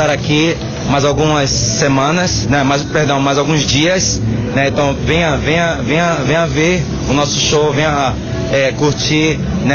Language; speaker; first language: French; non-native, learner; Portuguese